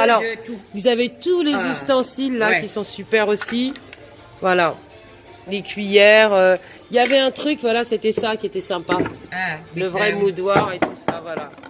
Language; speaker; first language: French; native; French